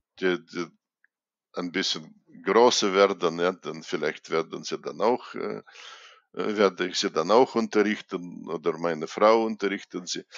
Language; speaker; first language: German; non-native, fluent; Russian